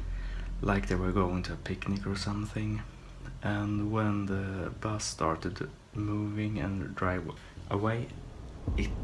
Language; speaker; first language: English; non-native, fluent; Swedish